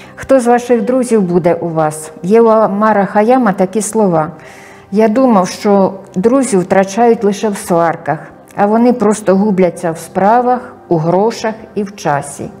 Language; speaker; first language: Ukrainian; native; Ukrainian